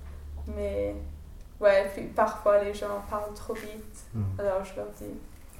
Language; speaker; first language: French; non-native, fluent; English